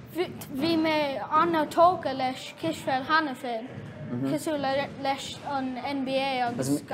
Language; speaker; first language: Irish; non-native, local second language; English